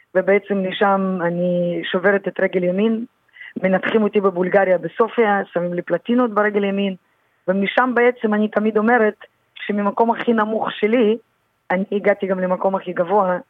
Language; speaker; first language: Hebrew; early bilingual, other home language; Russian